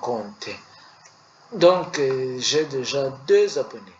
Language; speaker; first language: French; non-native, learner; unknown